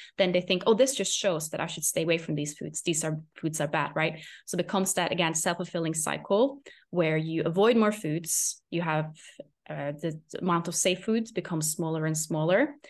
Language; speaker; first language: English; non-native, fluent; Norwegian